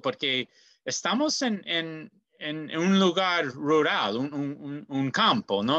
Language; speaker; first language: Spanish; non-native, learner; English